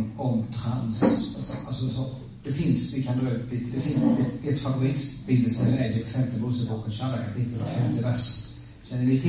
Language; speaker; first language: Swedish; native; Swedish